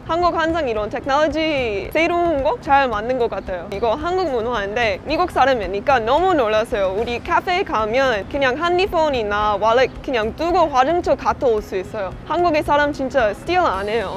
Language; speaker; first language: Korean; non-native, learner; English